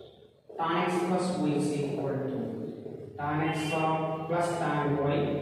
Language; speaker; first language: English; non-native, local second language; Malayalam